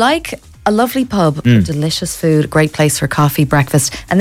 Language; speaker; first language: English; native; English